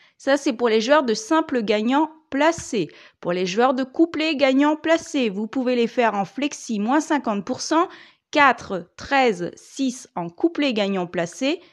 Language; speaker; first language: French; native; French